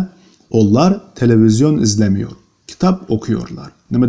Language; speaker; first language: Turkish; non-native, learner; Uyghur